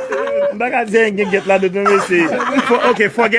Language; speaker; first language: English; non-native, learner; Haitian Creole